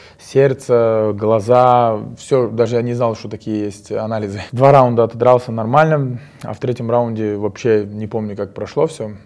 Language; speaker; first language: Russian; non-native, local second language; Uzbek